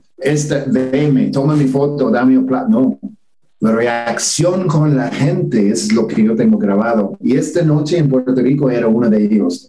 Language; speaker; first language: Spanish; non-native, fluent; English